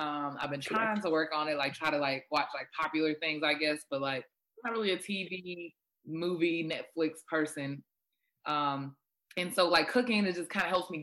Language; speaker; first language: English; non-native, local second language; Shona